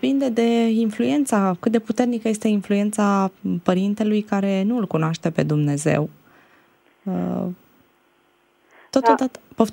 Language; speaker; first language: Romanian; native; Romanian